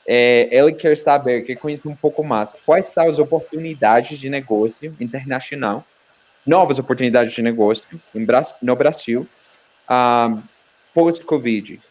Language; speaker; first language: Portuguese; non-native, fluent; Spanish